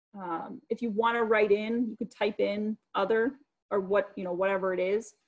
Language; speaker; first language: English; native; English